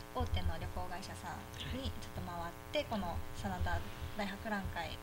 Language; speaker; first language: Japanese; native; Japanese